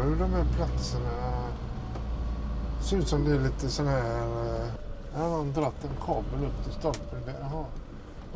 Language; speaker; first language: Swedish; native; Swedish